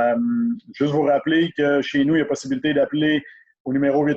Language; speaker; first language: French; native; French